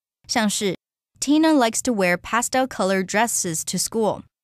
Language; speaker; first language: English; non-native, fluent; Chinese